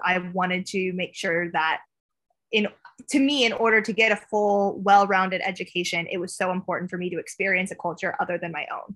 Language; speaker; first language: English; native; English